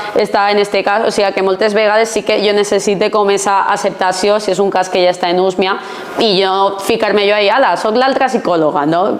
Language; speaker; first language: Catalan; non-native, local second language; Spanish